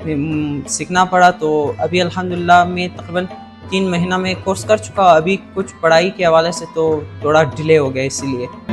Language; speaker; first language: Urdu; non-native, local second language; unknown